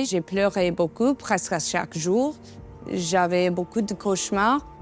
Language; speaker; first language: French; non-native, learner; English